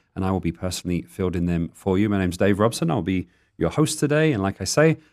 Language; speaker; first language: English; native; English